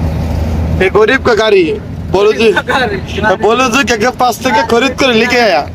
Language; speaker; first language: Hindi; non-native, learner; Bangla